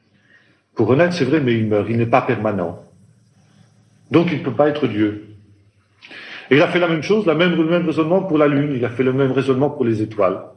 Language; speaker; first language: French; native; French